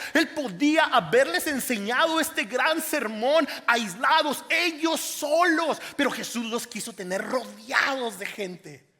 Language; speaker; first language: Spanish; native; Spanish